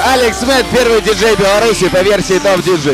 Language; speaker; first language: Russian; native; Russian